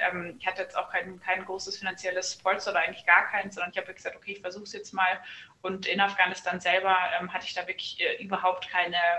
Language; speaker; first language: German; native; German